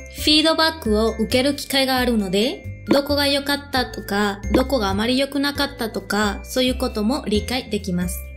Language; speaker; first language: Japanese; non-native, fluent; Spanish